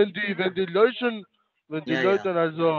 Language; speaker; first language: German; non-native, learner; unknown